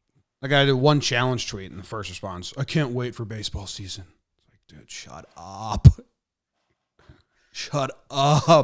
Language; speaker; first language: English; native; English